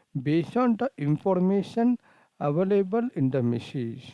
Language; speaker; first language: English; non-native, local second language; Kannada